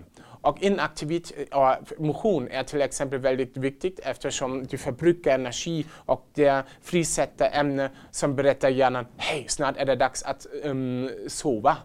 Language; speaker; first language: Swedish; non-native, fluent; German